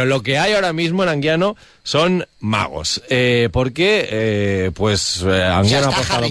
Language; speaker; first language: Spanish; native; Spanish